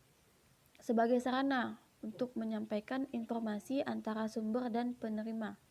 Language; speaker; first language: Indonesian; native; Indonesian